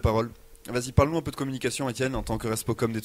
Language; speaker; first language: French; native; French